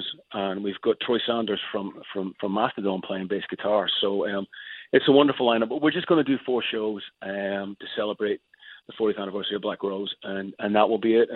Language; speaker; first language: English; native; English